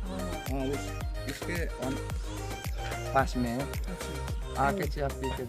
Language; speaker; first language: Hindi; non-native, local second language; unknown